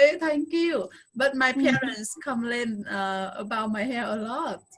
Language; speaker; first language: English; non-native, fluent; Vietnamese